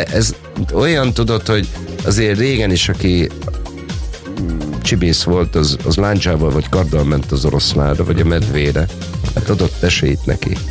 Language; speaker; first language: Hungarian; native; Hungarian